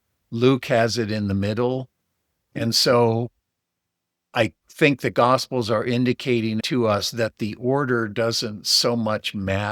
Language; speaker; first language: English; native; English